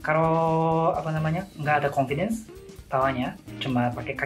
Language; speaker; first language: Indonesian; non-native, learner; Japanese